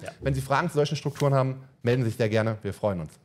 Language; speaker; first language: German; native; German